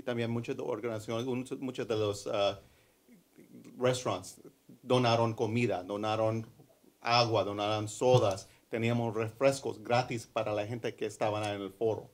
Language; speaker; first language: Spanish; early bilingual, heritage; English